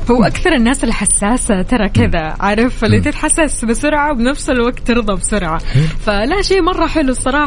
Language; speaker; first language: Arabic; native; Arabic